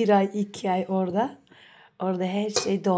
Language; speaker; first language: Turkish; non-native, learner; Persian